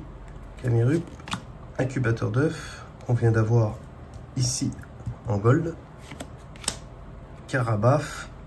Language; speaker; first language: French; native; French